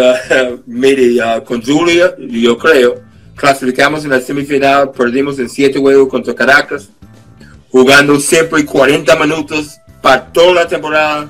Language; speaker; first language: Spanish; non-native, fluent; English